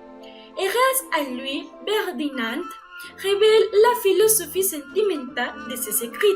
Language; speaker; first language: French; non-native, learner; Spanish